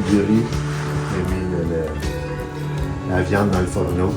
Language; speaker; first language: French; native; French